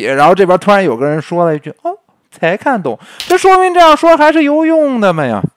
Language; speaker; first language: Chinese; native; Chinese